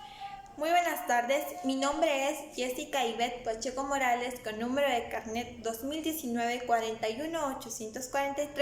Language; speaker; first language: Spanish; native; Spanish